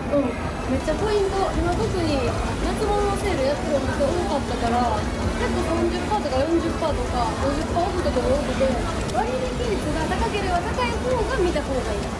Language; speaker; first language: Japanese; native; Japanese